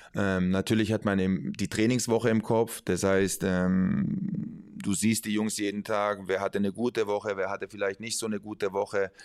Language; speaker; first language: German; early bilingual, other home language; Spanish